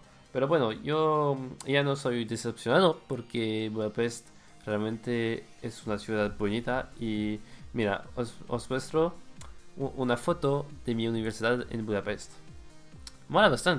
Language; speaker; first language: Spanish; non-native, fluent; French